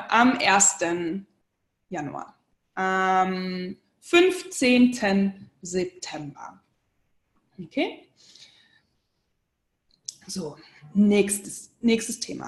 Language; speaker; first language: German; non-native, fluent; English